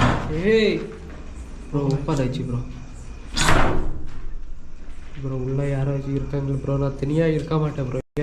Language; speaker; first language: Tamil; non-native, local second language; Kannada